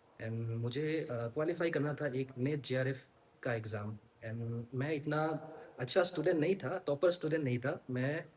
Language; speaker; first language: Hindi; non-native, local second language; Assamese